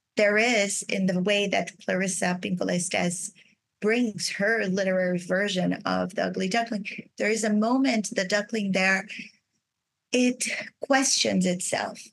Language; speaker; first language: English; non-native, fluent; Portuguese